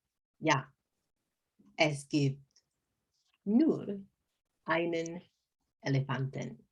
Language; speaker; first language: German; non-native, learner; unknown